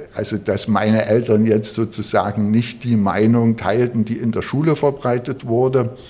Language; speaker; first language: German; native; German